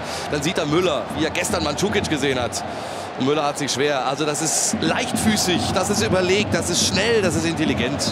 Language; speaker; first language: German; native; German